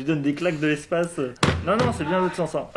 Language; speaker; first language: French; native; French